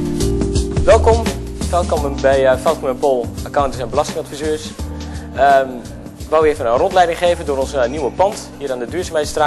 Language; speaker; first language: Dutch; native; Dutch